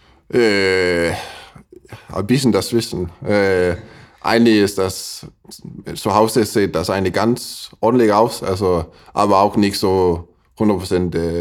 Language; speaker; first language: German; non-native, fluent; Danish